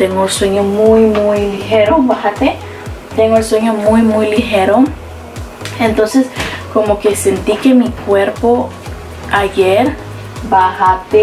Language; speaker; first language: Spanish; early bilingual, heritage; Spanish